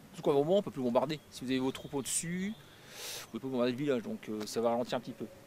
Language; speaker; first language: French; native; French